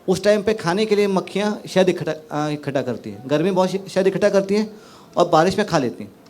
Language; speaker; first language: Hindi; non-native, local second language; Marathi